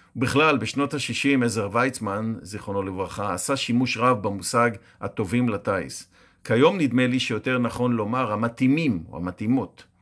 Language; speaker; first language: Hebrew; native; Hebrew